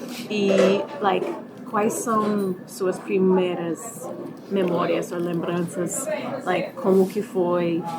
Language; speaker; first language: Portuguese; early bilingual, heritage; Portuguese